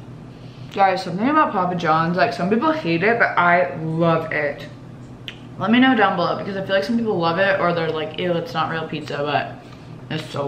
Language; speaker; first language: English; native; English